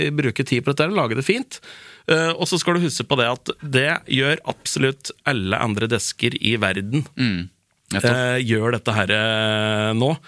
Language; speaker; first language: Norwegian; native; Norwegian